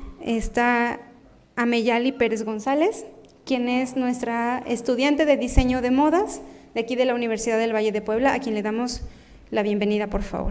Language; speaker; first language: Spanish; native; Spanish